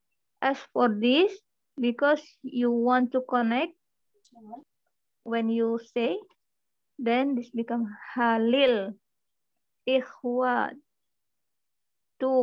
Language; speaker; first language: English; non-native, learner; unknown